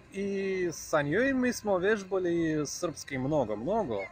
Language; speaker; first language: Serbian; non-native, learner; Russian